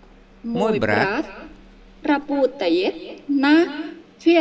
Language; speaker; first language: Russian; non-native, learner; Vietnamese